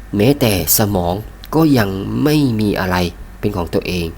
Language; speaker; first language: Thai; native; Thai